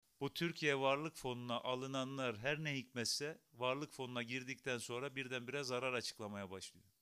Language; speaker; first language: Turkish; native; Turkish